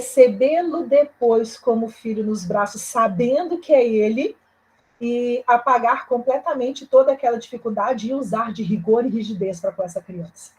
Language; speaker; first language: Portuguese; native; Portuguese